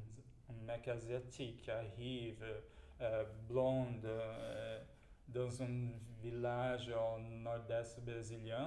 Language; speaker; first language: French; non-native, fluent; Portuguese